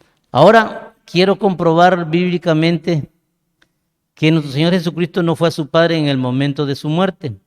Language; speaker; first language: Spanish; native; Spanish